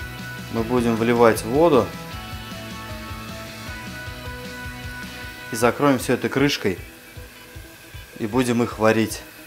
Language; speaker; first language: Russian; native; Russian